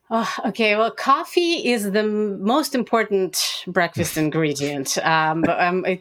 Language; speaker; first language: English; non-native, fluent; Russian